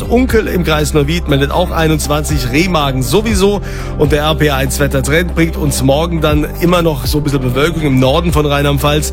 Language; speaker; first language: German; native; German